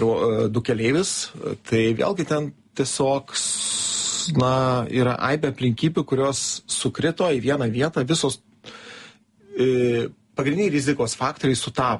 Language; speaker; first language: Lithuanian; native; Lithuanian